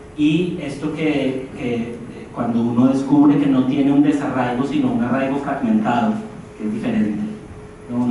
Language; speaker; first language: Spanish; native; Spanish